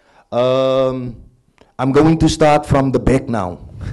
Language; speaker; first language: English; non-native, local second language; Afrikaans